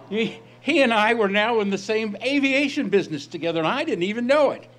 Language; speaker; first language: English; native; English